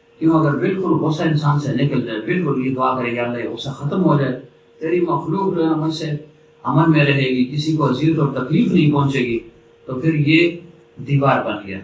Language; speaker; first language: Urdu; non-native, local second language; Pashto